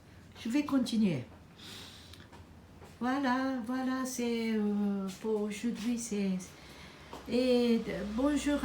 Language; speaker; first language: French; non-native, fluent; Japanese